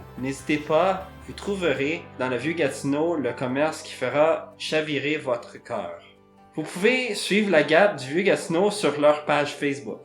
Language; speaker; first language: French; native; French